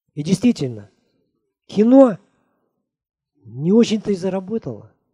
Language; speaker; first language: Russian; native; Russian